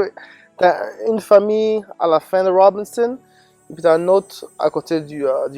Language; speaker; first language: French; non-native, local second language; English